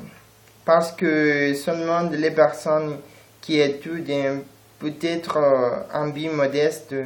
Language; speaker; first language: French; non-native, learner; Spanish